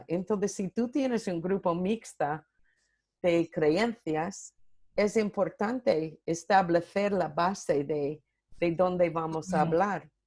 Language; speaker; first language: Spanish; non-native, fluent; English